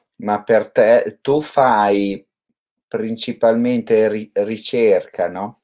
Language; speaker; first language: Italian; native; Italian